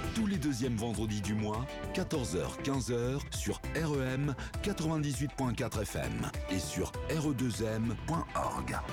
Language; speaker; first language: French; native; French